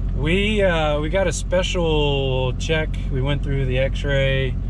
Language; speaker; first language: English; native; English